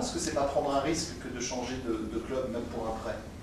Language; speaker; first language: French; native; French